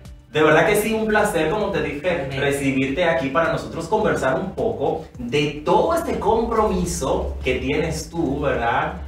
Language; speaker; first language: Spanish; native; Spanish